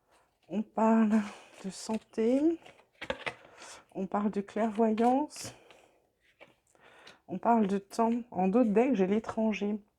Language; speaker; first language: French; native; French